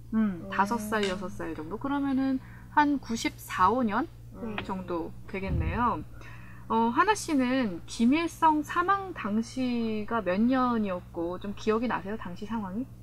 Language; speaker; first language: Korean; native; Korean